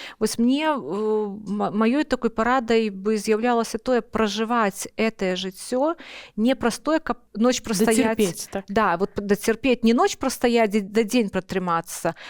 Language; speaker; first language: Belarusian; non-native, local second language; Russian